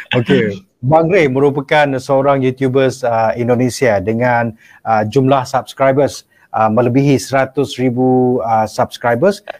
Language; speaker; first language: Malay; native; Malay